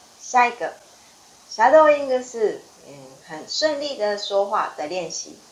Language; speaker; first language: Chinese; non-native, fluent; Japanese